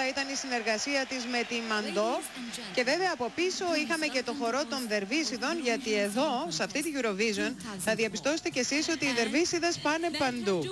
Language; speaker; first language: Greek; native; Greek